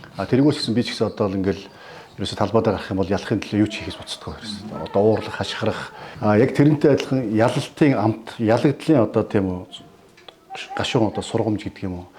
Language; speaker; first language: Mongolian; native; Mongolian